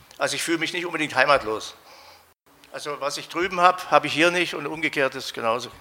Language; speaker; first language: German; native; German